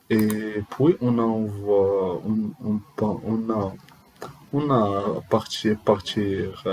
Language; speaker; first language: French; non-native, learner; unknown